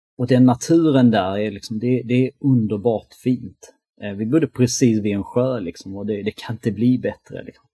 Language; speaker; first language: Swedish; early bilingual, other home language; Albanian